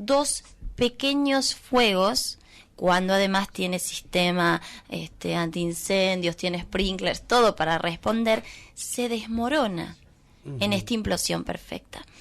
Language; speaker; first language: Spanish; native; Spanish